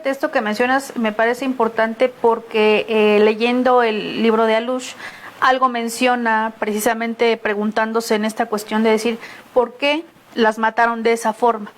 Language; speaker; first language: Spanish; native; Spanish